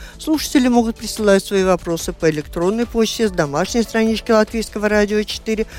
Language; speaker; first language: Russian; native; Russian